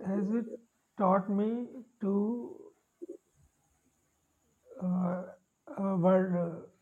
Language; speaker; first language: English; non-native, local second language; Hindi